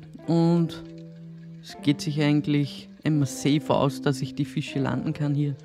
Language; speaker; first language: German; native; German